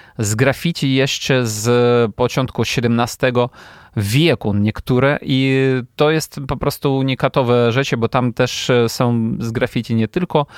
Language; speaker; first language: Polish; non-native, fluent; Ukrainian